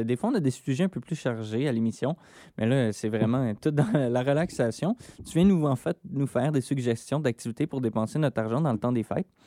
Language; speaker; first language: French; native; French